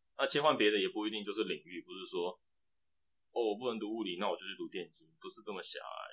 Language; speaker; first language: Chinese; native; Chinese